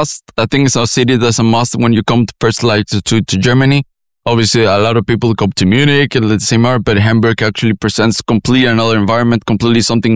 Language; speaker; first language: English; non-native, fluent; Spanish